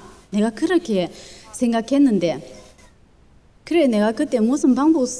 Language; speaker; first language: Korean; early bilingual, other home language; Chinese